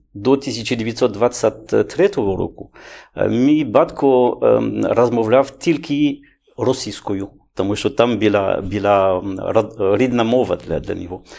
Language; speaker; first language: Ukrainian; non-native, learner; French